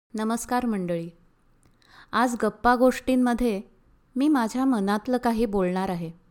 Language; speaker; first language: Marathi; early bilingual, heritage; Marathi